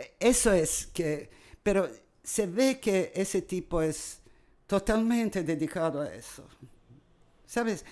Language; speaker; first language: Spanish; non-native, fluent; Serbian